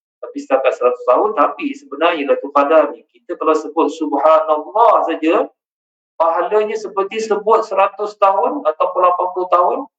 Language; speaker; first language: Malay; native; Malay